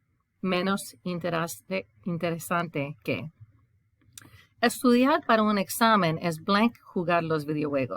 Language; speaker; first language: Spanish; non-native, fluent; English